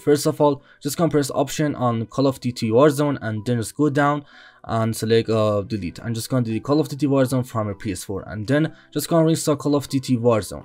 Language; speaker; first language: English; non-native, learner; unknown